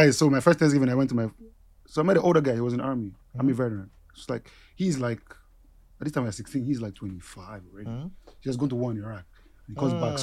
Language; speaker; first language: English; non-native, local second language; Yoruba